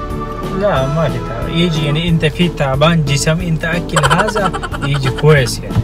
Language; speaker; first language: Arabic; non-native, learner; Urdu